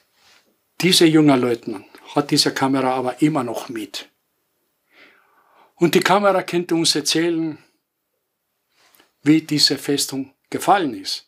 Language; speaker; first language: German; non-native, fluent; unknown